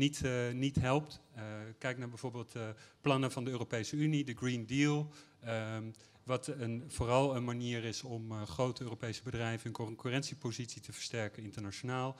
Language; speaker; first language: Dutch; native; Dutch